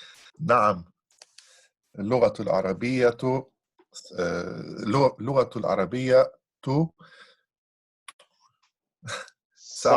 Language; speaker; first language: Arabic; non-native, learner; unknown